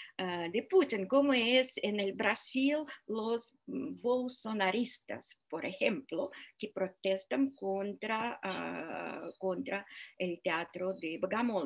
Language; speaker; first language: Spanish; non-native, fluent; Russian